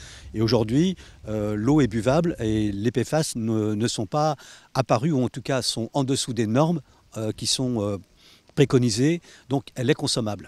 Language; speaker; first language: French; native; French